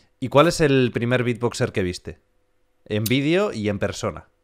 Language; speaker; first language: Spanish; native; Spanish